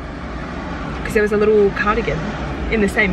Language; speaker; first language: English; native; English